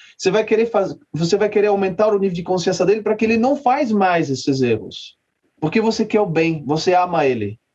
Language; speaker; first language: Portuguese; non-native, fluent; French